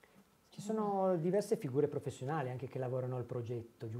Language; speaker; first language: Italian; native; Italian